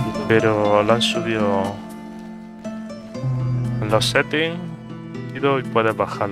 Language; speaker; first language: Spanish; native; Spanish